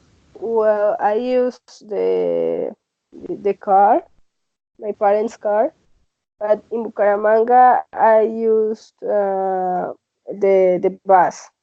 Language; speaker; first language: English; non-native, learner; Spanish